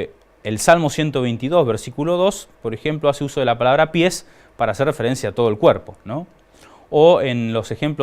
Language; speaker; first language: Spanish; native; Spanish